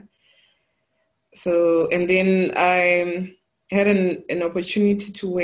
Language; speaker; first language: English; non-native, local second language; Shona